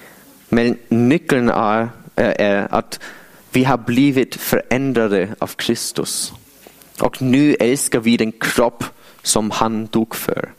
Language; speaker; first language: Swedish; non-native, fluent; English